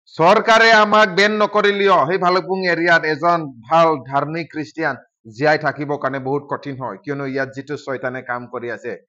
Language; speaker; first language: Assamese; non-native, local second language; Bodo